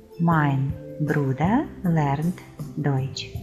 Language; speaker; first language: German; non-native, fluent; Ukrainian